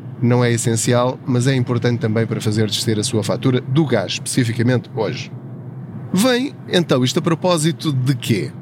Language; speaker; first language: Portuguese; native; Portuguese